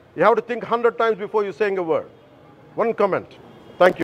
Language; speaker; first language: English; non-native, local second language; Telugu